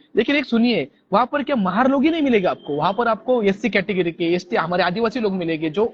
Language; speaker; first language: Hindi; non-native, local second language; Marathi